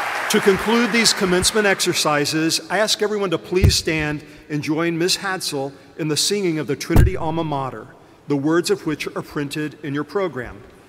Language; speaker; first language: English; native; English